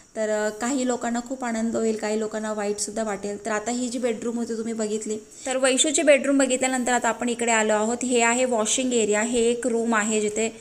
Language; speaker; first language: Marathi; native; Marathi